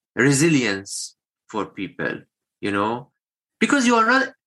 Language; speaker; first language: English; non-native, fluent; Persian